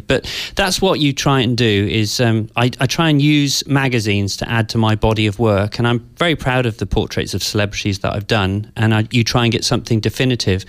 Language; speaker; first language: English; native; English